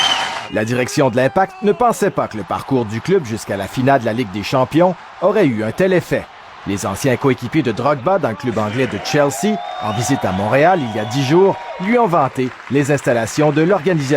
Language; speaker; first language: French; native; French